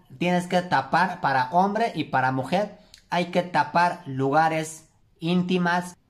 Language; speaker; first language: Spanish; non-native, learner; Turkish